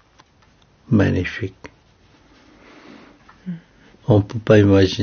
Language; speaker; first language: French; non-native, fluent; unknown